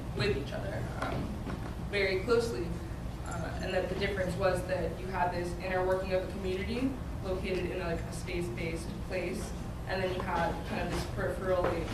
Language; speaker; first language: English; native; English